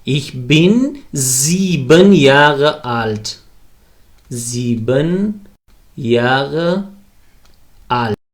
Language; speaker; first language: German; non-native, fluent; Pashto